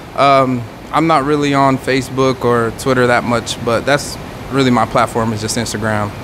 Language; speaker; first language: English; native; English